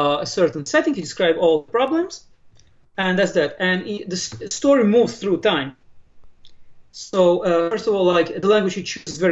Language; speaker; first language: English; non-native, fluent; Hebrew